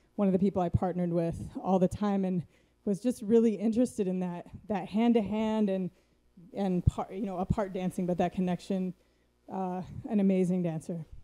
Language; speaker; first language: English; native; English